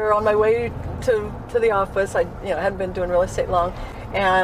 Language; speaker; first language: English; native; English